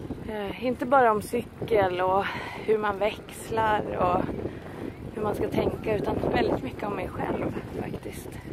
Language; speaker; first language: Swedish; native; Swedish